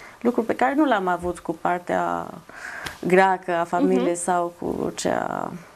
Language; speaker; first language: Romanian; non-native, fluent; Albanian